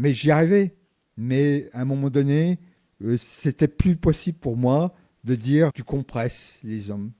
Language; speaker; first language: French; early bilingual, other home language; Vietnamese